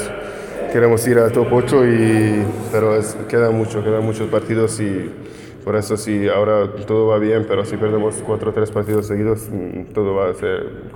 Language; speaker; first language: Spanish; non-native, fluent; Hungarian